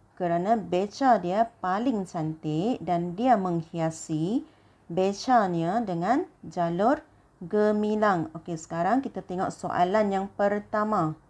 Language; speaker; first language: Malay; non-native, local second language; Chinese